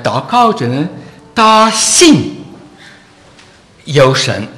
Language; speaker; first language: Chinese; non-native, fluent; English